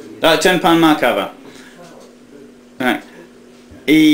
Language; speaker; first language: Polish; non-native, learner; English